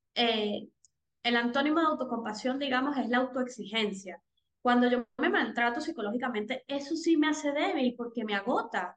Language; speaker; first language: Spanish; native; Spanish